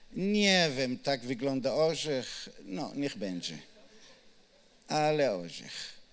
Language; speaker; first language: Polish; non-native, learner; Hebrew